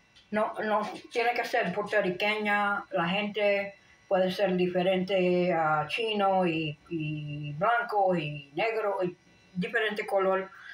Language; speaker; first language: Spanish; non-native, learner; English